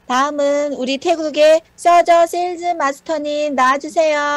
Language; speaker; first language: Korean; native; Korean